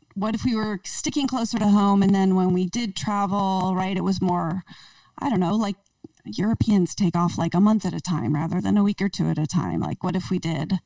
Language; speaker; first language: English; native; English